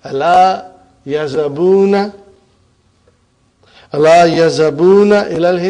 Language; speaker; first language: Arabic; non-native, fluent; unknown